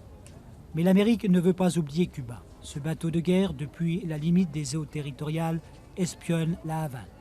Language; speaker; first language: French; native; French